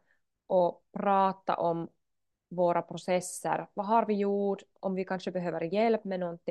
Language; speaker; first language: Swedish; non-native, local second language; Finnish